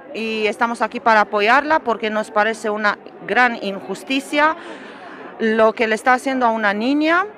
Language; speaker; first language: Spanish; non-native, fluent; Romanian